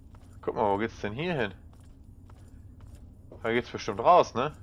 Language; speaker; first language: German; native; German